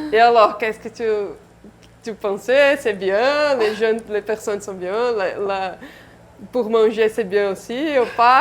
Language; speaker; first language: French; non-native, learner; Portuguese